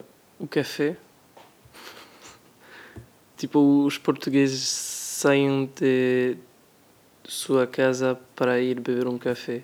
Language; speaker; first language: Portuguese; non-native, learner; French